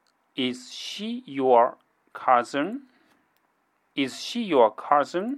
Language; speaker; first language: English; non-native, fluent; Japanese